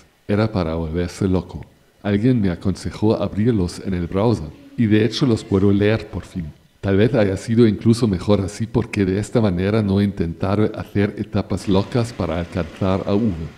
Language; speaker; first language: Spanish; non-native, fluent; German